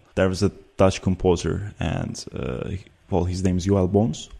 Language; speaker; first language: English; non-native, fluent; Turkish